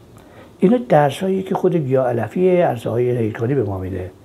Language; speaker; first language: Persian; native; Persian